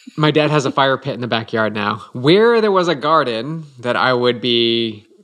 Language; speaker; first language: English; native; English